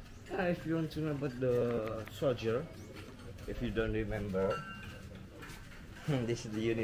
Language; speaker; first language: English; non-native, learner; Indonesian